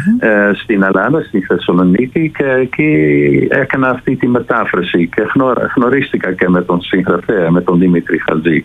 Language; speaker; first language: Greek; non-native, fluent; Dutch